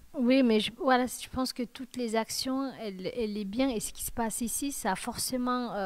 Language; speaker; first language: French; non-native, local second language; Fula